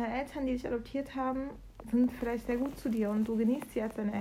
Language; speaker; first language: German; native; German